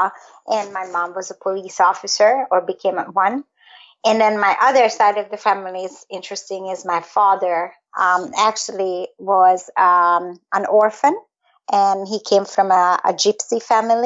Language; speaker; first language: English; non-native, fluent; Hungarian